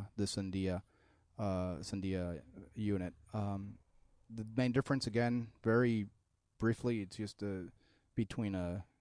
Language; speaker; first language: English; non-native, fluent; Spanish